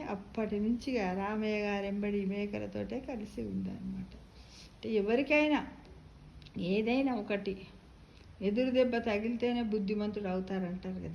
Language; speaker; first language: Telugu; native; Telugu